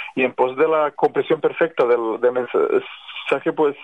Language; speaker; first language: Spanish; non-native, fluent; Serbian